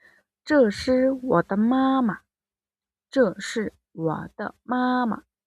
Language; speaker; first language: Chinese; non-native, fluent; Mongolian